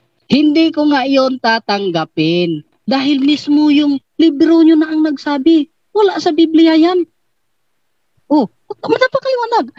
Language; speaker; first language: Filipino; non-native, local second language; Cebuano